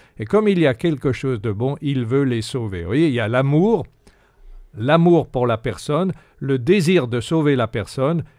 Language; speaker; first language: French; native; French